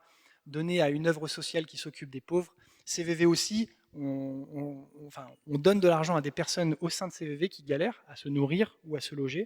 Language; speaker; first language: French; native; French